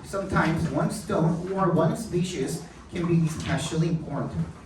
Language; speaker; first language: English; non-native, fluent; Korean